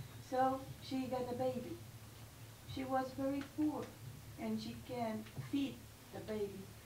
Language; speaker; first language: English; non-native, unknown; Spanish